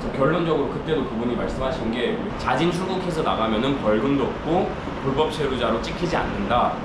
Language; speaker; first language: Korean; early bilingual, other home language; Urdu